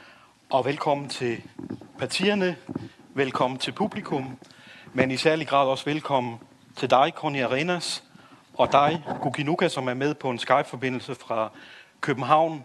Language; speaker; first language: Danish; native; Danish